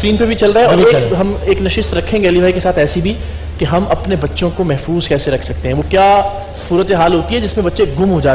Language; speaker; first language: Urdu; native; Urdu